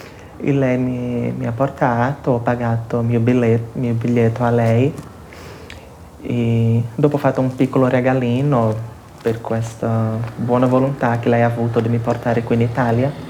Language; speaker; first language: Italian; non-native, fluent; Portuguese